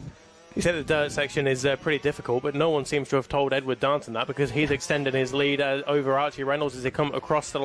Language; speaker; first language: English; native; English